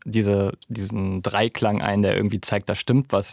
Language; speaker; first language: German; native; German